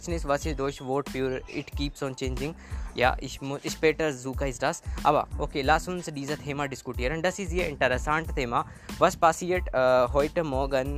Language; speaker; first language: German; non-native, learner; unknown